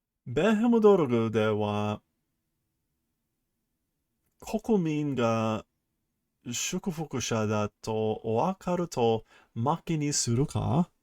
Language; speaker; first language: Japanese; non-native, learner; English